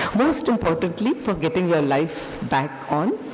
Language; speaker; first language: English; non-native, local second language; Hindi